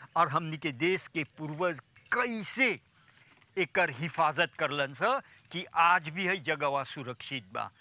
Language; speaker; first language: Bhojpuri; native; Bhojpuri